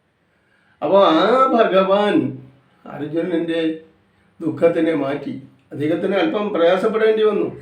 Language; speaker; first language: Malayalam; native; Malayalam